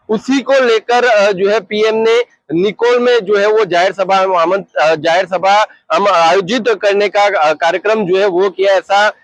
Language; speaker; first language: Hindi; non-native, local second language; Gujarati